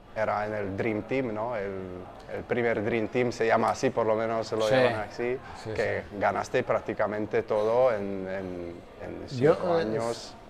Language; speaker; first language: Spanish; non-native, fluent; Slovak